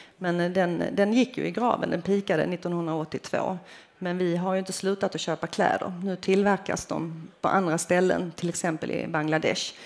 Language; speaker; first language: Swedish; early bilingual, other home language; Finnish